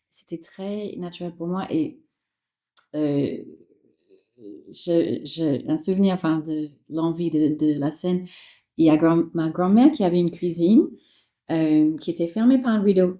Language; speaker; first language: French; non-native, fluent; English